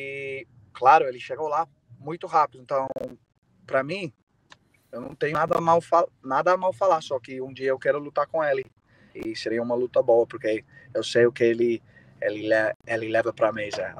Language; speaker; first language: Portuguese; non-native, fluent; English